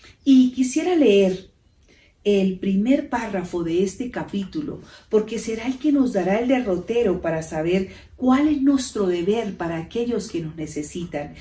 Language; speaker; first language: Spanish; native; Spanish